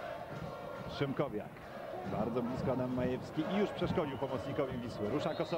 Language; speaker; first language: Polish; native; Polish